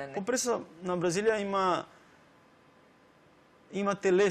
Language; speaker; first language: Bulgarian; non-native, learner; Portuguese